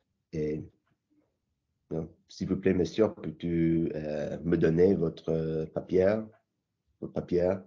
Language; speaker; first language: French; non-native, learner; English